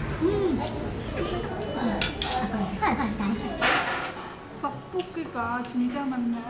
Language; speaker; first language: Korean; non-native, learner; Khmer